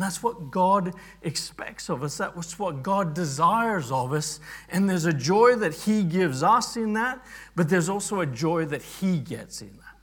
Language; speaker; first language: English; native; English